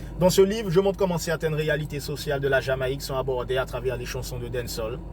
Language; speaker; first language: French; native; French